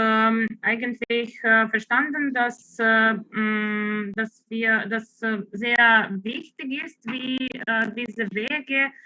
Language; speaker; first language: German; non-native, fluent; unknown